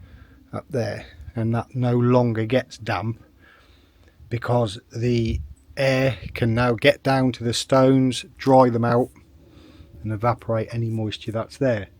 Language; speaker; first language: English; native; English